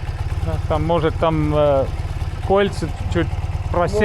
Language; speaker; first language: Russian; non-native, fluent; Estonian